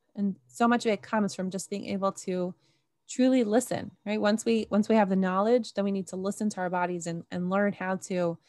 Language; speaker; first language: English; native; English